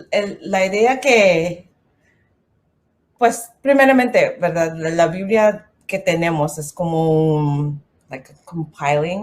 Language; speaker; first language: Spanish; non-native, learner; English